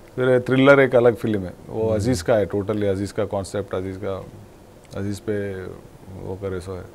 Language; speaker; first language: Hindi; non-native, local second language; Telugu